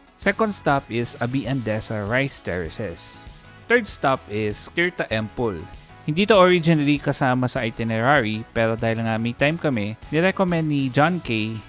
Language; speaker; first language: Filipino; native; Filipino